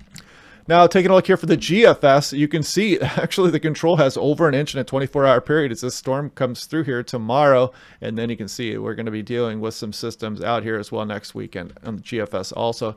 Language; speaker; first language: English; native; English